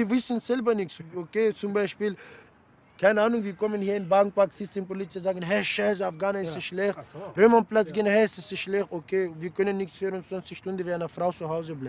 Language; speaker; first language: German; non-native, learner; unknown